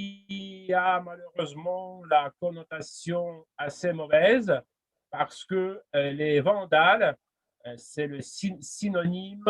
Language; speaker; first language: French; non-native, fluent; Russian